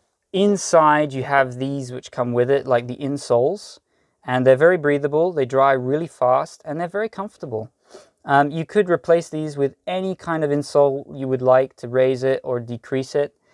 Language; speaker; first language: English; native; English